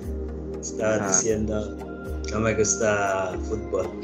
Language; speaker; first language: Spanish; non-native, learner; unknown